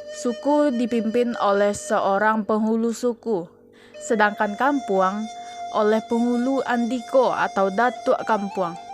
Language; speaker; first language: Indonesian; native; Indonesian